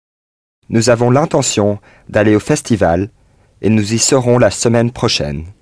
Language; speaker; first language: French; non-native, learner; English